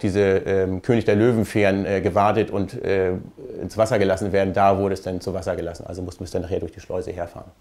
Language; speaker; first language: German; native; German